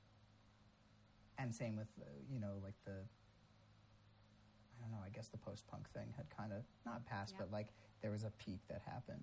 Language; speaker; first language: English; native; English